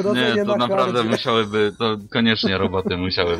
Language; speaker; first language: Polish; native; Polish